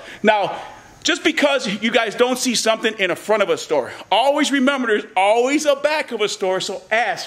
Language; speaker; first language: English; native; English